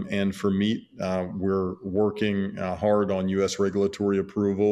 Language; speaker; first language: English; native; English